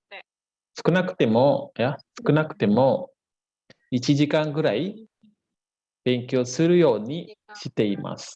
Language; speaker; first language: Japanese; non-native, fluent; Indonesian